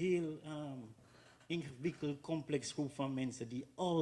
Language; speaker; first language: Dutch; non-native, learner; English